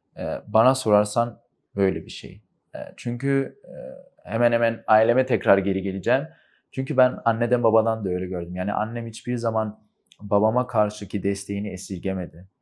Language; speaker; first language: Turkish; early bilingual, heritage; Turkish